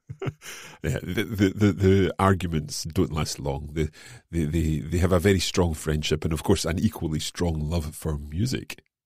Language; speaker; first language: English; native; English